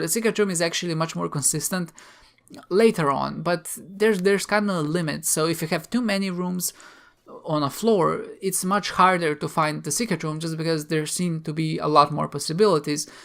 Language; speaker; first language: English; non-native, fluent; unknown